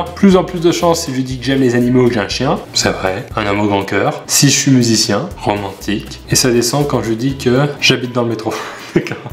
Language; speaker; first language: French; native; French